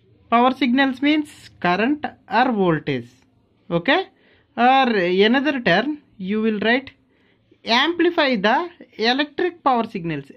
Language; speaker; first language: English; non-native, local second language; Telugu